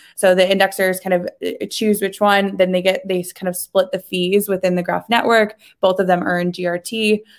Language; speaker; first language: English; native; English